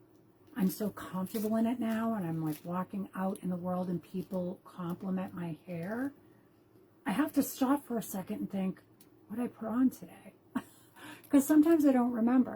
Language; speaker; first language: English; native; English